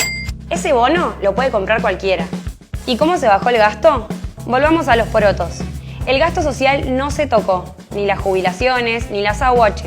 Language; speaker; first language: Spanish; native; Spanish